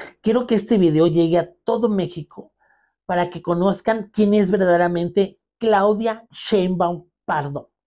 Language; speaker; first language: Spanish; native; Spanish